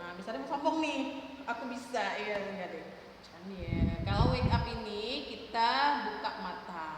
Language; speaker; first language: Indonesian; native; Indonesian